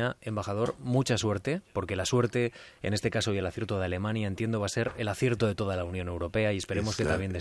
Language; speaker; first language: Spanish; native; Spanish